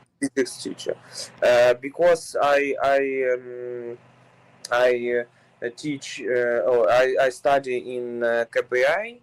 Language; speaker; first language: English; non-native, learner; Ukrainian